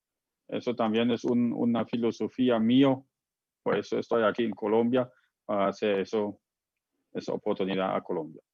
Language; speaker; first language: Spanish; non-native, fluent; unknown